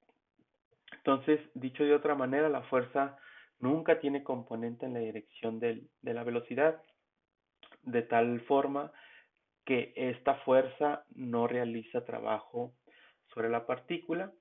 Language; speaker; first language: Spanish; native; Spanish